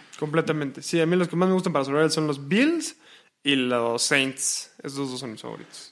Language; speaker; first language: Spanish; native; Spanish